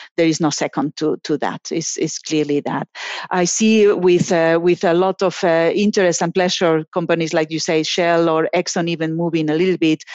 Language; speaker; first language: English; non-native, fluent; Spanish